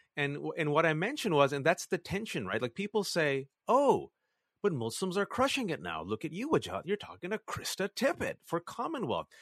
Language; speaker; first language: English; early bilingual, other home language; Urdu